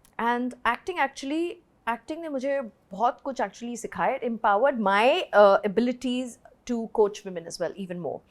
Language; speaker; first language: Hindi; native; Hindi